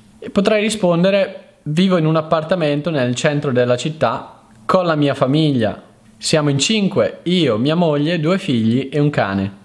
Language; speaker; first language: Italian; native; Italian